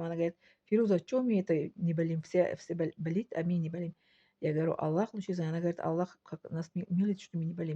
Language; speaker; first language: Russian; non-native, local second language; Tajik